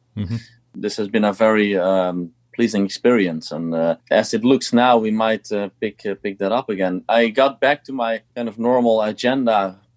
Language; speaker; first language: English; non-native, fluent; Dutch